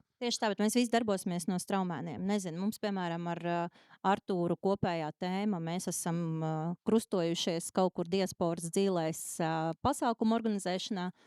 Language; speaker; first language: Latvian; native; Latvian